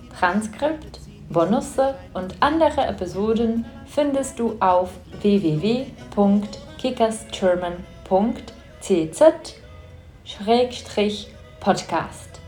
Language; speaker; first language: German; non-native, fluent; Czech